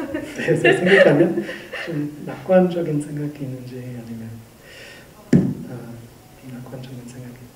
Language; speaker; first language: Korean; non-native, fluent; English